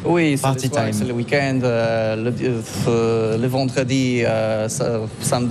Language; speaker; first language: French; non-native, learner; Polish